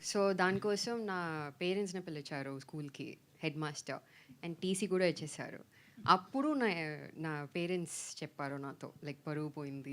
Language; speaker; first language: Telugu; non-native, fluent; Tamil